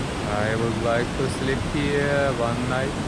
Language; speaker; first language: English; non-native, learner; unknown